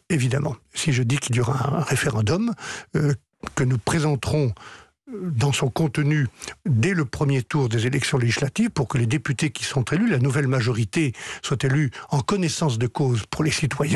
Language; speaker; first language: French; native; French